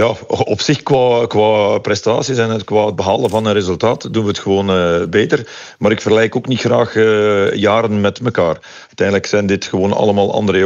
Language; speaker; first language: Dutch; native; Dutch